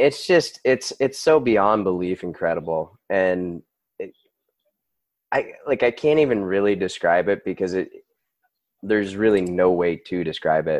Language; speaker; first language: English; native; English